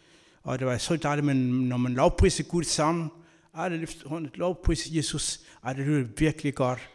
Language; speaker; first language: Danish; non-native, learner; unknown